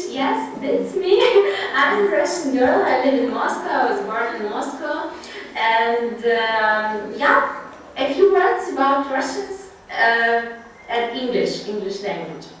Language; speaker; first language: English; non-native, learner; Russian